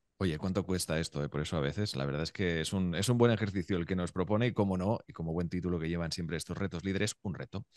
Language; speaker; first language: Spanish; native; Spanish